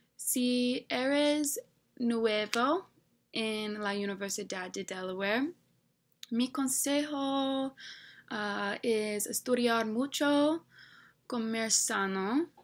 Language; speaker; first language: Spanish; non-native, learner; English